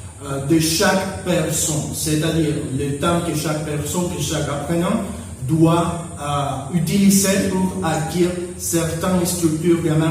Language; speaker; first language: French; non-native, learner; Spanish